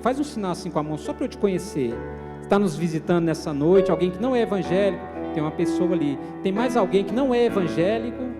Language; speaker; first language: Portuguese; native; Portuguese